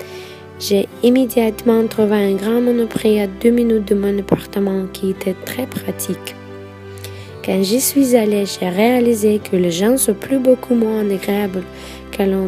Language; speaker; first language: French; non-native, fluent; Russian